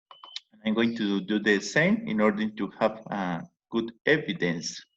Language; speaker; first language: English; non-native, learner; Spanish